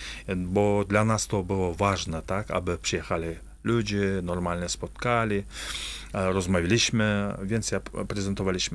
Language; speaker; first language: Polish; non-native, fluent; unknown